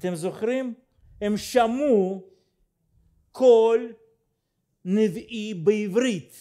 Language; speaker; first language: Hebrew; non-native, fluent; Russian